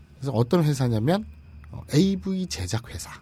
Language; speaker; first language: Korean; native; Korean